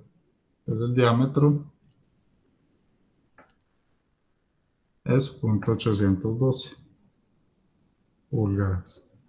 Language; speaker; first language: Spanish; native; Spanish